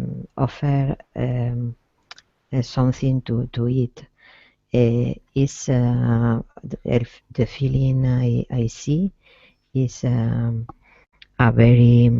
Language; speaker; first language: English; non-native, learner; Spanish